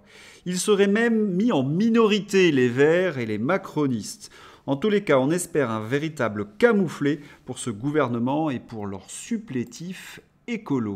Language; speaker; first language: French; native; French